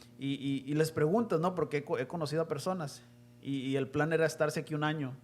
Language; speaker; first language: Spanish; native; Spanish